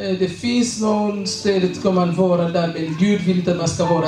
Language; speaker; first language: Swedish; non-native, learner; Swahili